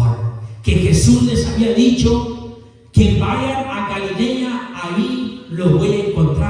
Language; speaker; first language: Spanish; native; Spanish